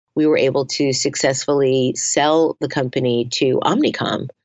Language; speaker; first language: English; native; English